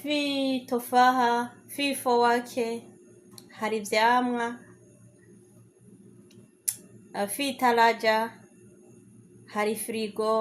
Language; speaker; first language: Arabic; non-native, fluent; Rundi